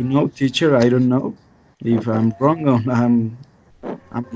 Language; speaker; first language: English; non-native, learner; Spanish